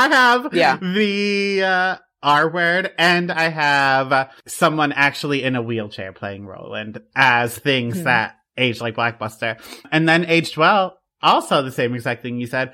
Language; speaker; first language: English; native; English